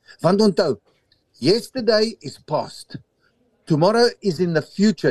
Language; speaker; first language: English; non-native, local second language; Afrikaans